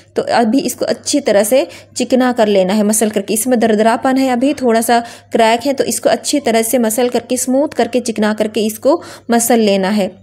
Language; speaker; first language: Hindi; native; Hindi